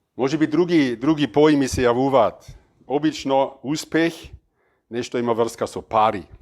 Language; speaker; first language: Macedonian; non-native, fluent; German